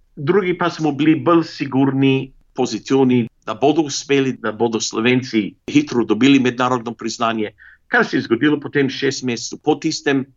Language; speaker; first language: Slovenian; early bilingual, heritage; Slovenian